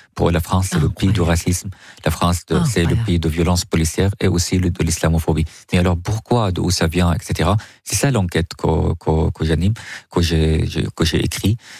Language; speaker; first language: French; non-native, fluent; Arabic